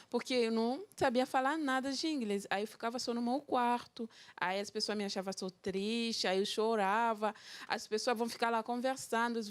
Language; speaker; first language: Portuguese; non-native, fluent; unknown